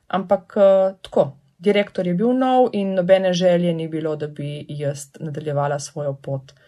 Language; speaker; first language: Slovenian; native; Slovenian